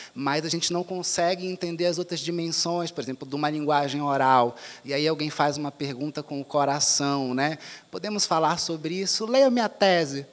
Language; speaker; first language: Portuguese; native; Portuguese